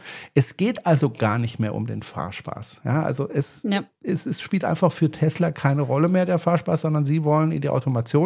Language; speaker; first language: German; native; German